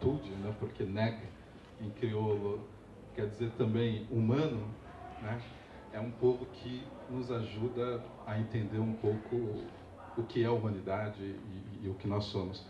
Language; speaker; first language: Portuguese; native; Portuguese